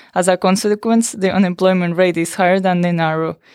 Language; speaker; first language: English; non-native, fluent; Spanish